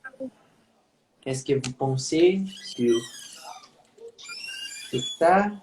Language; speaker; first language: French; non-native, learner; Portuguese